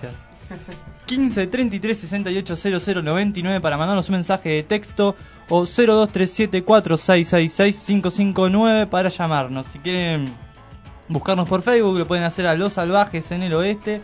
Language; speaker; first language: Spanish; native; Spanish